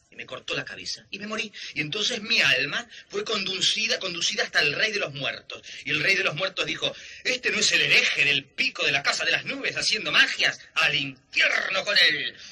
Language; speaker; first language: Spanish; native; Spanish